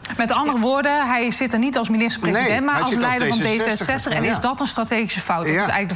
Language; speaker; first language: Dutch; native; Dutch